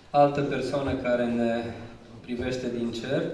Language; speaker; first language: Romanian; native; Romanian